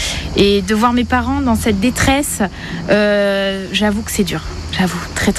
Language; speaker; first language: French; native; French